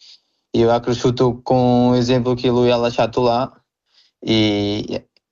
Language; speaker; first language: Italian; non-native, fluent; Portuguese